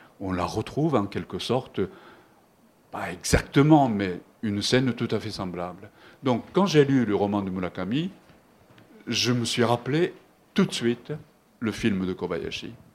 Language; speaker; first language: French; non-native, fluent; Japanese